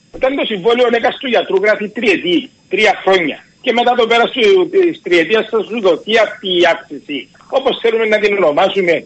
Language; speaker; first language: Greek; native; Greek